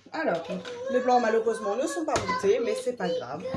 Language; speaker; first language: French; native; French